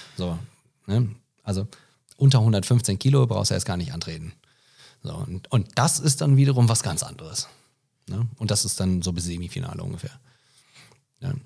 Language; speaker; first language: German; non-native, fluent; English